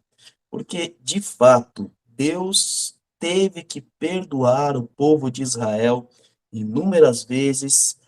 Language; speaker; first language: Portuguese; native; Portuguese